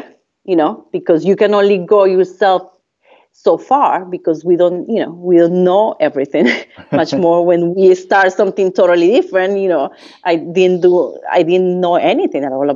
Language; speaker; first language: English; non-native, fluent; Spanish